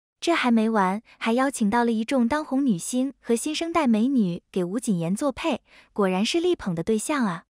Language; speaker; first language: Chinese; native; Chinese